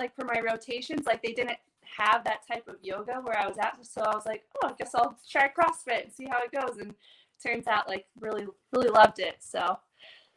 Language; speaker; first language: English; native; English